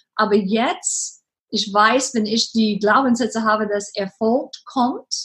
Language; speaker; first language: German; non-native, learner; English